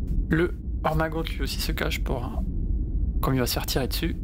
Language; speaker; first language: French; native; French